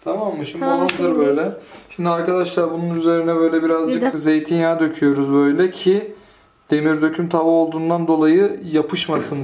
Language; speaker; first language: Turkish; native; Turkish